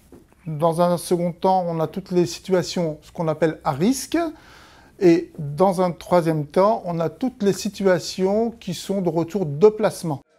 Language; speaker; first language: French; native; French